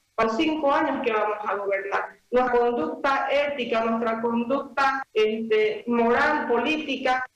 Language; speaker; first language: Spanish; native; Spanish